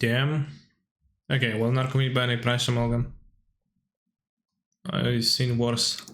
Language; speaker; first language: English; non-native, fluent; Polish